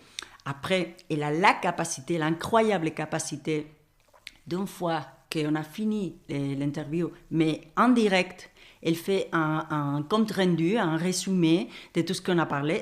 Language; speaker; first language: French; non-native, fluent; Spanish